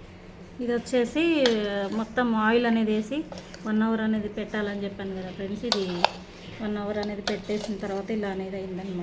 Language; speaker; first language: Telugu; native; Telugu